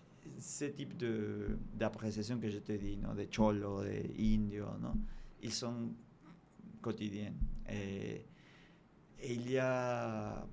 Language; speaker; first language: French; non-native, fluent; Spanish